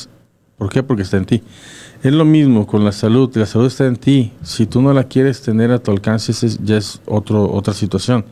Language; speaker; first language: Spanish; native; Spanish